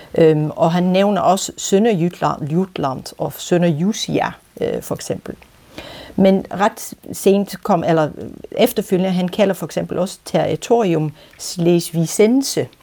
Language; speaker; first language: Danish; native; Danish